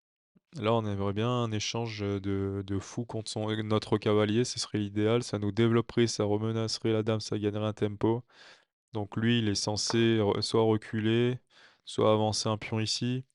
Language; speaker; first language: French; native; French